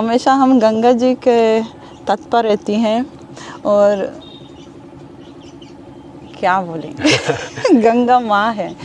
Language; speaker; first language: Hindi; non-native, learner; Hebrew